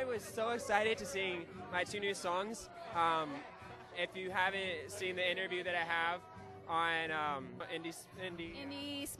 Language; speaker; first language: English; native; English